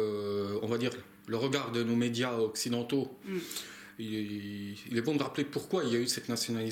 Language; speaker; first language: French; native; French